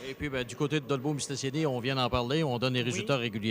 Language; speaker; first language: French; native; French